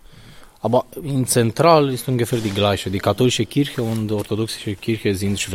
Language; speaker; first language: German; non-native, learner; Romanian